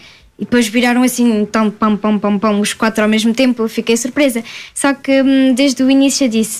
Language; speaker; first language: Portuguese; early bilingual, heritage; French